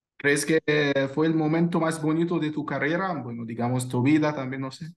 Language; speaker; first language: Spanish; non-native, fluent; Arabic